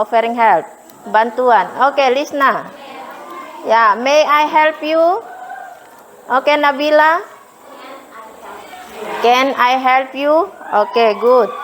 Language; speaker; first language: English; non-native, fluent; Indonesian